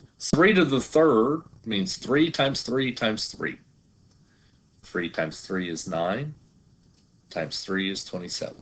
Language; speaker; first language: English; native; English